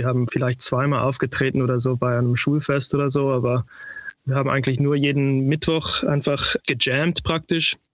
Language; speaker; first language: German; early bilingual, heritage; German